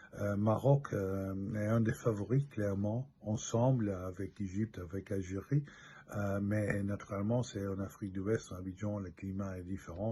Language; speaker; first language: French; non-native, local second language; Dutch